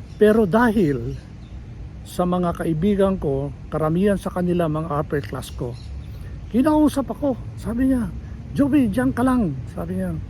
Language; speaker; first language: Filipino; native; Filipino